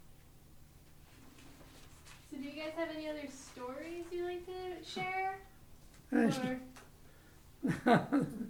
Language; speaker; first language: English; native; English